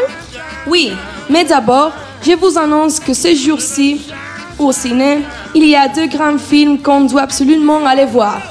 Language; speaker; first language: French; non-native, learner; Spanish